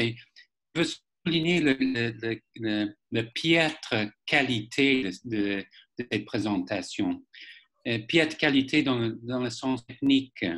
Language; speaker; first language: French; non-native, fluent; English